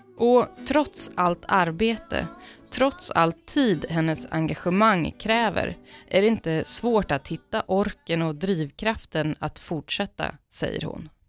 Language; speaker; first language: Swedish; native; Swedish